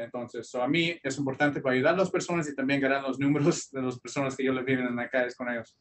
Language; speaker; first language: Spanish; early bilingual, heritage; Spanish